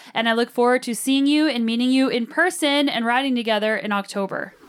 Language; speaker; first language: English; early bilingual, other home language; Arabic